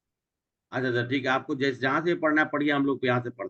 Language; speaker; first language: Hindi; native; Hindi